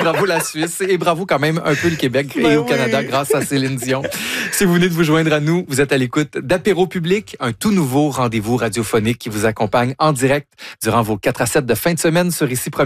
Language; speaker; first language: French; native; French